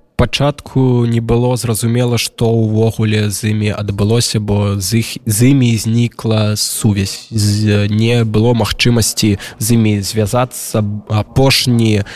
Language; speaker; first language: Belarusian; native; Belarusian